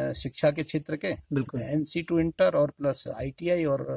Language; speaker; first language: Hindi; native; Hindi